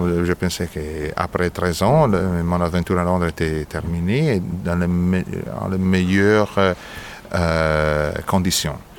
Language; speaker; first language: French; non-native, fluent; Italian